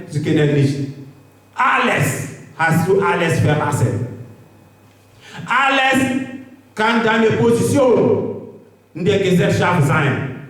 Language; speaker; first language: German; non-native, learner; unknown